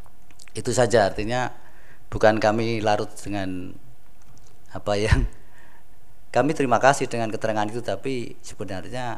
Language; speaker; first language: Indonesian; native; Indonesian